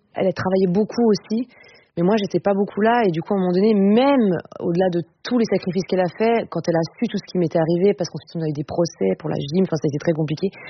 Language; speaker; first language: French; native; French